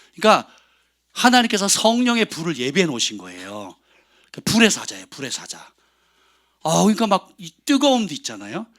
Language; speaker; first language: Korean; native; Korean